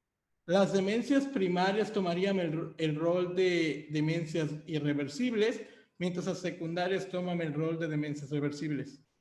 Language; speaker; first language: Spanish; native; Spanish